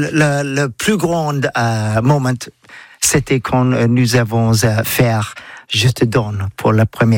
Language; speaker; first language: French; non-native, learner; English